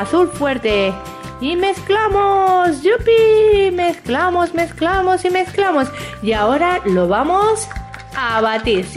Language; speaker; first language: Spanish; native; Spanish